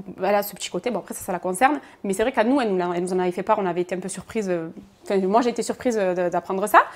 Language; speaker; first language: French; native; French